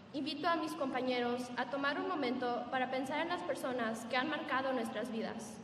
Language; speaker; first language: Spanish; early bilingual, heritage; Spanish